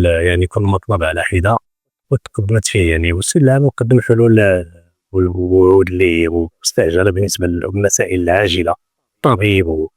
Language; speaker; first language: Arabic; native; Arabic